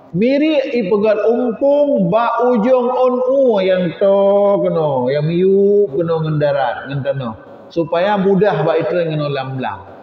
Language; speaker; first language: Malay; non-native, local second language; Achinese